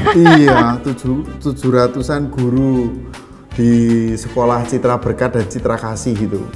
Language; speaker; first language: Indonesian; native; Indonesian